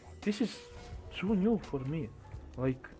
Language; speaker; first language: English; non-native, learner; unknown